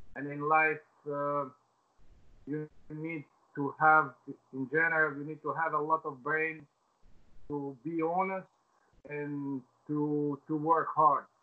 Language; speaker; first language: English; non-native, fluent; Albanian